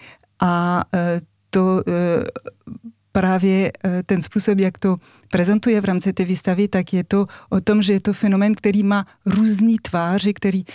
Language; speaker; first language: Czech; non-native, fluent; French